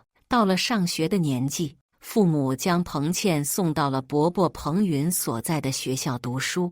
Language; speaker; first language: Chinese; native; Chinese